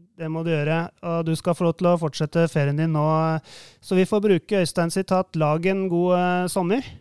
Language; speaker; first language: Norwegian; native; Norwegian